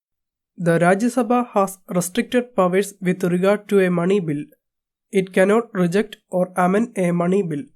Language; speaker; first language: English; non-native, local second language; Malayalam